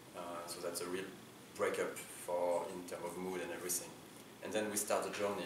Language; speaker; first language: English; non-native, fluent; French